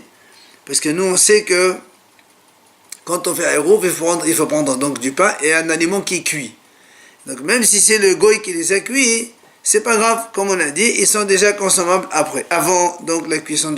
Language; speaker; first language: French; native; French